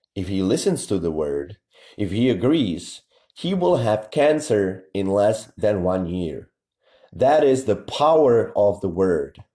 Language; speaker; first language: English; non-native, fluent; Czech